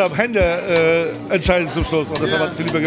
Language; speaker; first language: German; native; German